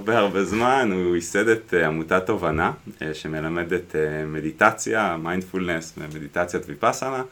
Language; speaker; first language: Hebrew; native; Hebrew